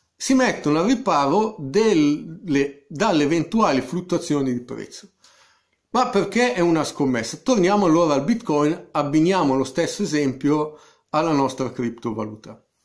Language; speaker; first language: Italian; native; Italian